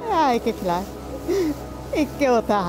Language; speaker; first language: Norwegian; non-native, fluent; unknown